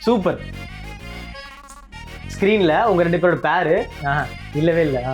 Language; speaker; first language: Tamil; native; Tamil